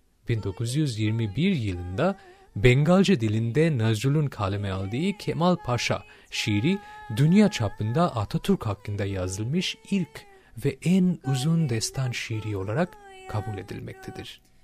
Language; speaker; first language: Turkish; non-native, fluent; Bangla